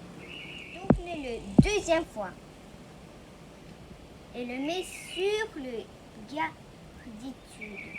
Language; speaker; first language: French; non-native, learner; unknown